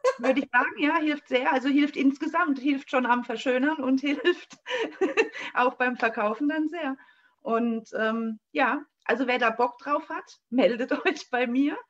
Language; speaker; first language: German; native; German